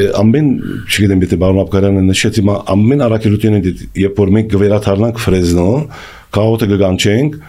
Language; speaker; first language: Armenian; early bilingual, heritage; Armenian